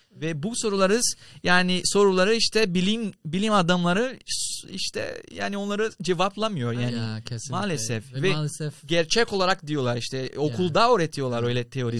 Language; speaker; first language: Turkish; non-native, fluent; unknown